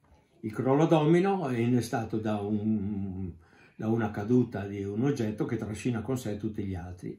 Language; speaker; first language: Italian; native; Italian